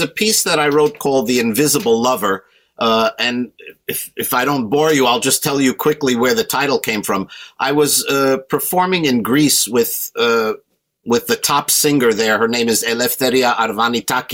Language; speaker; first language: English; native; English